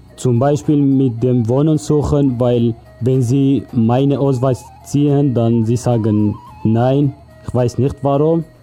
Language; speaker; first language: German; non-native, learner; Kurdish